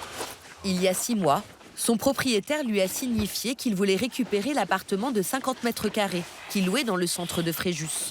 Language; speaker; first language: French; native; French